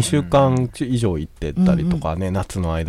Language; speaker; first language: Japanese; native; Japanese